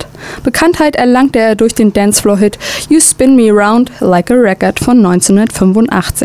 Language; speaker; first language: German; native; German